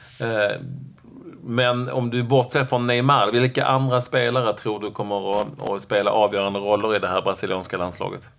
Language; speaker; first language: Swedish; native; Swedish